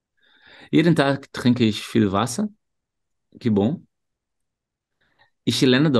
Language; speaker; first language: German; non-native, fluent; Portuguese